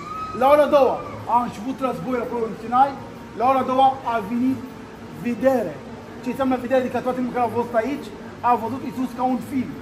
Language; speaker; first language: Romanian; non-native, learner; Arabic